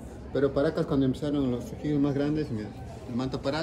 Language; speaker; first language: Spanish; native; Spanish